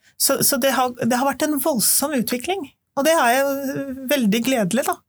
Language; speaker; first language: Norwegian; early bilingual, other home language; Urdu